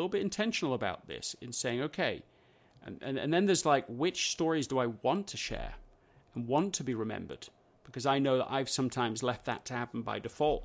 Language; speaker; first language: English; native; English